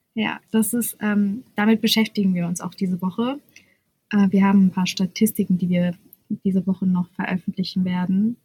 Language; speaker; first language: German; early bilingual, other home language; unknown